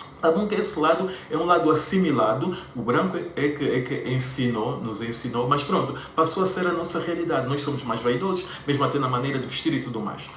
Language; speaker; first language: Portuguese; native; Portuguese